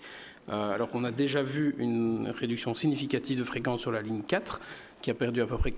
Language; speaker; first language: French; native; French